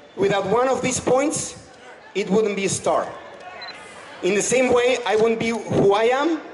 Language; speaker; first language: English; non-native, fluent; Spanish